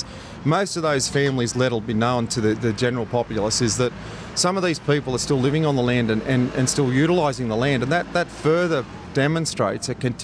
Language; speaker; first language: English; native; English